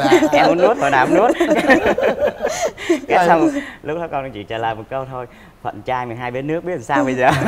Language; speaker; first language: Vietnamese; native; Vietnamese